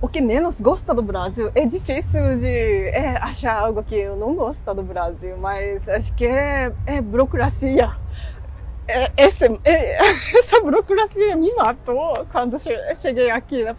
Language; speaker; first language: Portuguese; non-native, fluent; Japanese